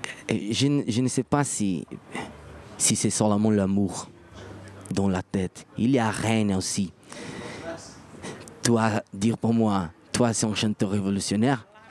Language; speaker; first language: French; non-native, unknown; Portuguese